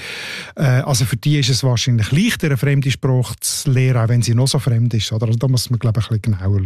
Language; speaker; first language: German; native; German